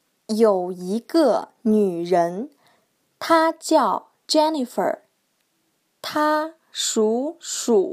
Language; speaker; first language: Chinese; non-native, learner; English